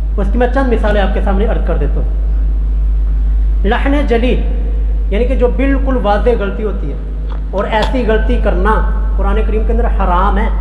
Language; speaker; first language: Urdu; non-native, local second language; Punjabi